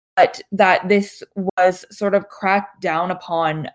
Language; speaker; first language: English; native; English